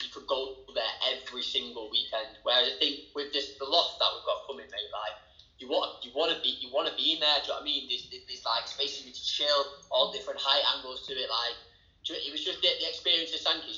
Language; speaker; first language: English; native; English